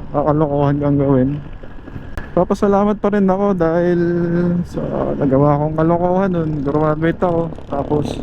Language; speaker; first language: Filipino; non-native, local second language; Cebuano